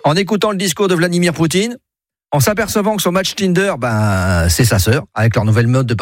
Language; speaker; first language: French; native; French